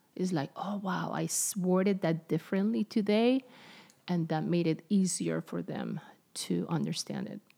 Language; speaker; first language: English; non-native, fluent; Spanish